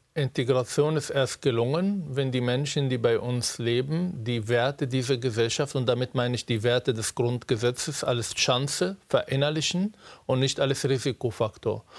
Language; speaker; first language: German; non-native, fluent; Arabic